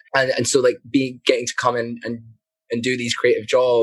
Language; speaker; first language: English; native; English